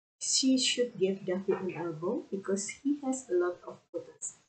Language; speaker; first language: English; non-native, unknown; Indonesian